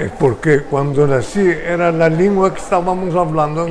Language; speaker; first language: Spanish; early bilingual, heritage; Ladino